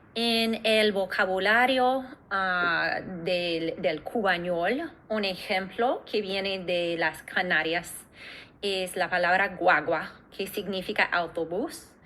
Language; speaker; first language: Spanish; non-native, fluent; English